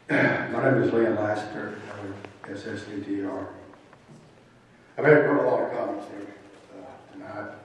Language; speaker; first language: English; native; English